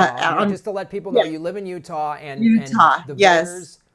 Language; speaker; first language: English; native; English